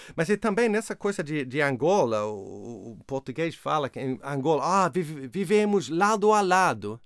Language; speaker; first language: Portuguese; non-native, fluent; Swedish